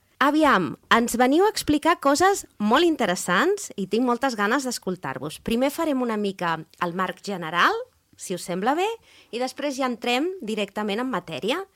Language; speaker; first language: Catalan; native; Catalan